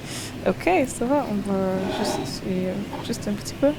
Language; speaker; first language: French; non-native, learner; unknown